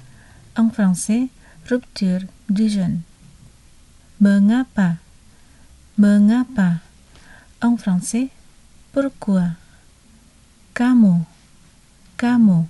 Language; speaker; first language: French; non-native, fluent; Indonesian